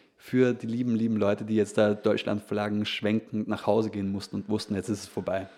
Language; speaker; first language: German; native; German